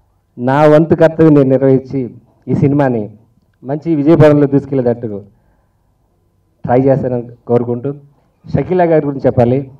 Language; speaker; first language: Telugu; native; Telugu